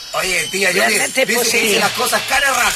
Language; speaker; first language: Spanish; native; Spanish